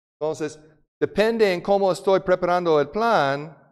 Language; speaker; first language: Spanish; non-native, fluent; English